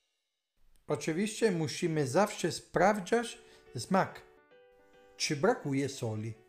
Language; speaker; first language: Polish; non-native, learner; Italian